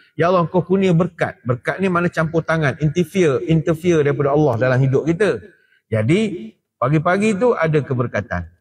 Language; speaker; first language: Malay; native; Malay